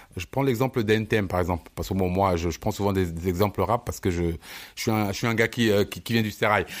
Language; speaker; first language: French; early bilingual, other home language; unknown